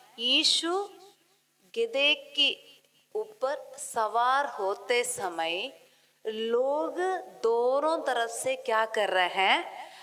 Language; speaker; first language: Hindi; non-native, local second language; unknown